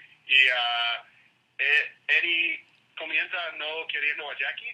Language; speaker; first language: Spanish; non-native, learner; English